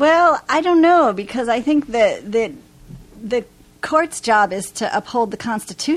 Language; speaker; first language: English; native; English